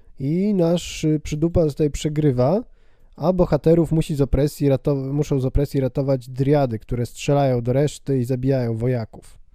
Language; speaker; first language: Polish; native; Polish